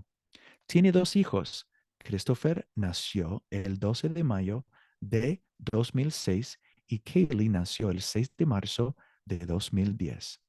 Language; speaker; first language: Spanish; non-native, fluent; English